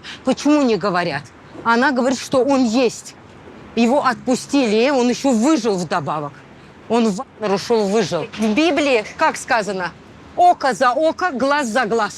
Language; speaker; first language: Russian; native; Russian